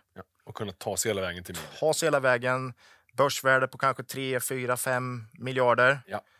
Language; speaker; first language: Swedish; native; Swedish